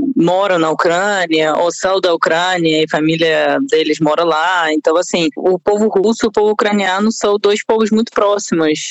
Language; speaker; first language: Portuguese; non-native, fluent; Russian